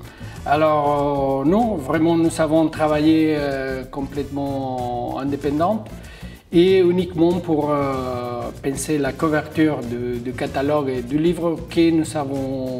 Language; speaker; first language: French; non-native, fluent; Spanish